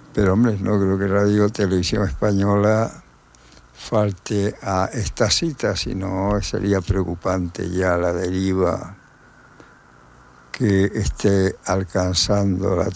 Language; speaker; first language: Spanish; native; Spanish